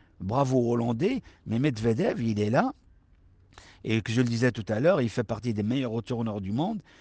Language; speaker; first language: French; non-native, local second language; Arabic